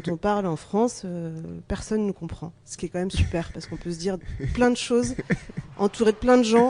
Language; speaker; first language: French; native; French